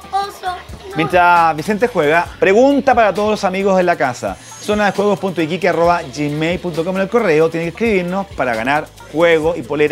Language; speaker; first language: Spanish; native; Spanish